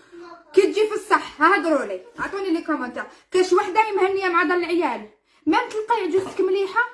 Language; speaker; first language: Arabic; native; Arabic